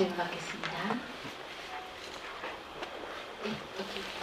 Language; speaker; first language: Korean; native; Korean